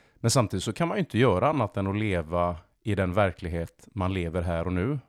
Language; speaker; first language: Swedish; native; Swedish